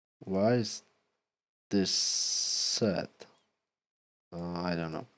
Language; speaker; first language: English; non-native, fluent; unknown